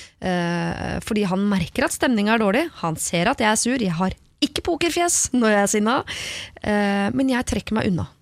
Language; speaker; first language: Norwegian; native; Norwegian